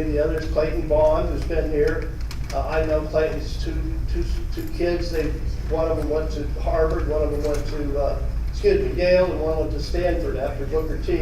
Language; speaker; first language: English; native; English